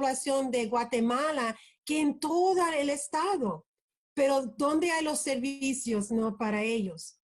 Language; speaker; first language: Spanish; early bilingual, heritage; Spanish